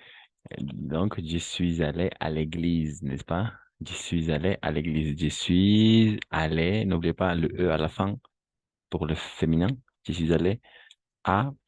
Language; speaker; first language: French; non-native, fluent; Spanish